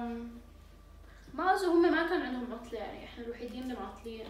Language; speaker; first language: Arabic; native; Arabic